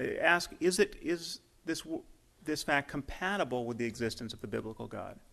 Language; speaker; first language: English; native; English